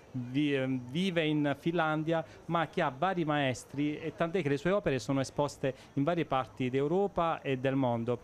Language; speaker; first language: Italian; native; Italian